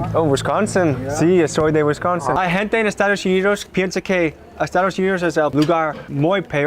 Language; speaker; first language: Spanish; non-native, learner; English